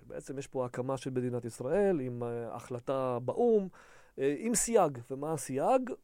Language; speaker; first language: Hebrew; early bilingual, other home language; Russian